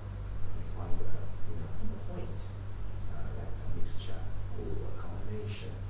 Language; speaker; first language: English; non-native, fluent; Chinese